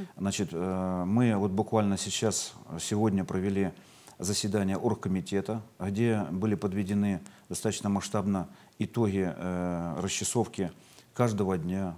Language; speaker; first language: Russian; native; Russian